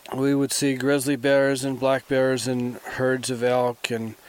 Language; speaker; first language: English; native; English